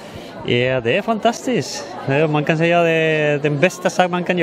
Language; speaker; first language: Swedish; non-native, fluent; Spanish